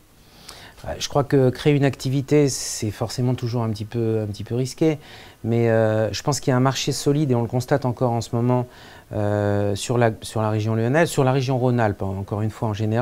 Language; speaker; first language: French; native; French